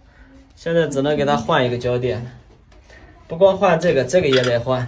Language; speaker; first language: Chinese; native; Chinese